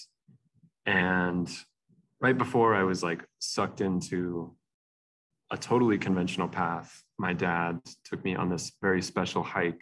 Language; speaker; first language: English; native; English